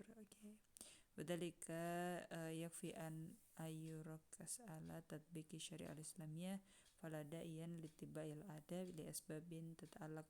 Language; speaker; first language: Arabic; non-native, fluent; Indonesian